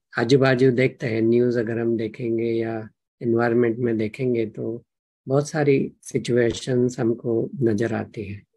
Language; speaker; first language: Hindi; non-native, local second language; Marathi